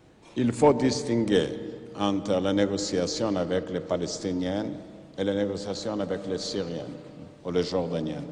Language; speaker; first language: French; non-native, fluent; Yiddish